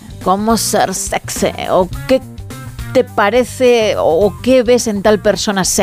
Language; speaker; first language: Spanish; native; Spanish